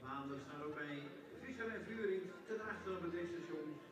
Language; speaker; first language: Dutch; native; Dutch